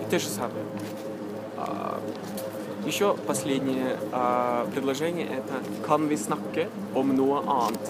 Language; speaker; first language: Russian; non-native, fluent; Norwegian